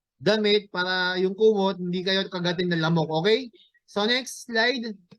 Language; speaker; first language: Filipino; native; Filipino